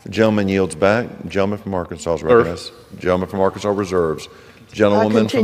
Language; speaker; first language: English; native; English